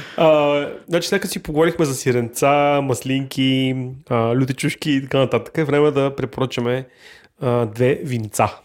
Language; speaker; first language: Bulgarian; native; Bulgarian